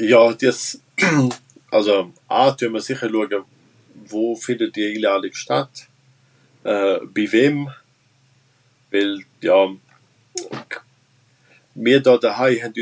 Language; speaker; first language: German; non-native, local second language; Romansh